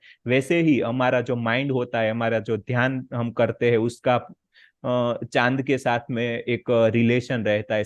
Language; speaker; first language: Hindi; native; Hindi